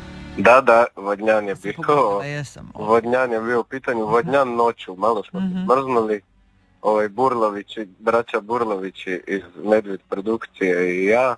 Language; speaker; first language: Serbian; native; Serbian